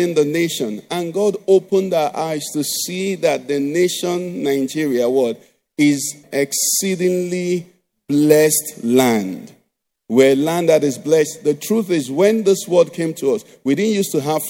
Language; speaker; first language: English; non-native, local second language; Igbo